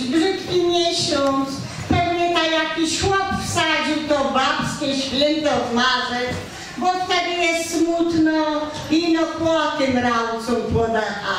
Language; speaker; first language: Polish; native; Polish